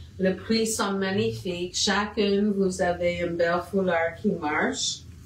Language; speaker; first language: French; non-native, fluent; English